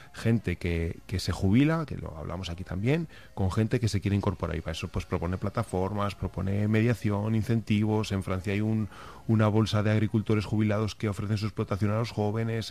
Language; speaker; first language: Spanish; native; Spanish